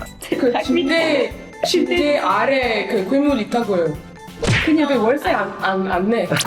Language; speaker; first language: Korean; non-native, learner; French